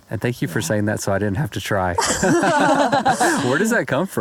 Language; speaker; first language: English; native; English